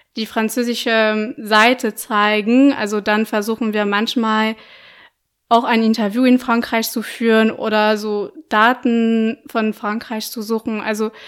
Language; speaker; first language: German; non-native, fluent; French